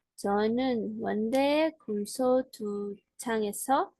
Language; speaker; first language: Korean; non-native, learner; Spanish